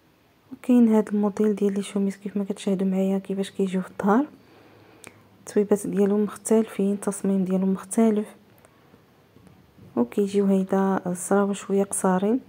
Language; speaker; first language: Arabic; native; Arabic